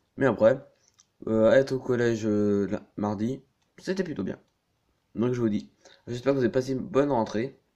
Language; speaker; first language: French; native; French